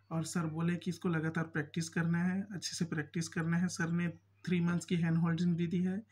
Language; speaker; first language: Hindi; native; Hindi